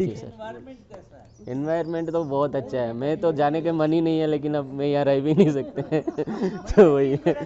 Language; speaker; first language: Hindi; non-native, local second language; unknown